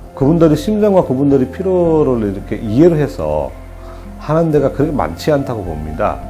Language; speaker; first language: Korean; non-native, fluent; Nepali